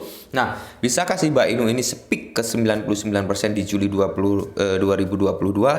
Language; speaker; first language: Indonesian; native; Indonesian